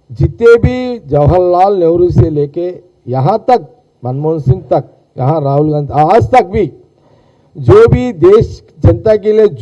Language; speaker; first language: Hindi; non-native, local second language; Telugu